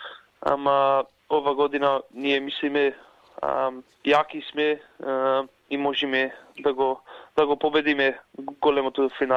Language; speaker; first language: Macedonian; early bilingual, heritage; Macedonian